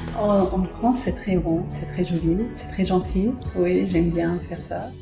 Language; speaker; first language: French; non-native, learner; Arabic